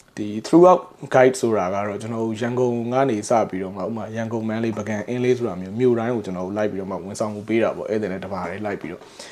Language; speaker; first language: Burmese; native; Burmese